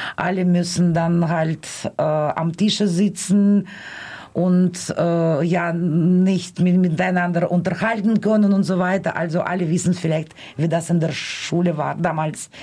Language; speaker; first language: German; non-native, fluent; Russian